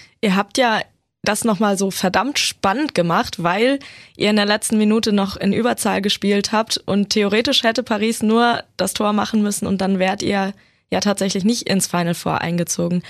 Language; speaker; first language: German; native; German